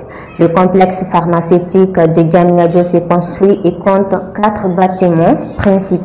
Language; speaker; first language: French; non-native, local second language; Bambara